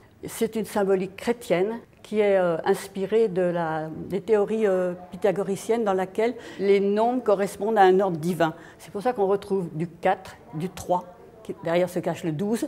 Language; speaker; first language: French; native; French